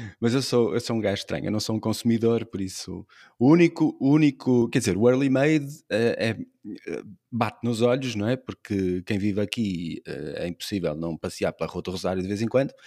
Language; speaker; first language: Portuguese; native; Portuguese